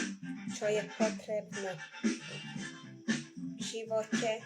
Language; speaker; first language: Slovak; non-native, local second language; Hungarian